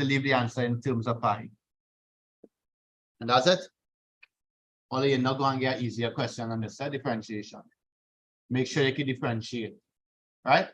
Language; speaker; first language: English; native; English